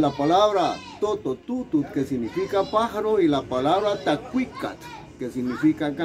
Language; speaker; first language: Spanish; native; Spanish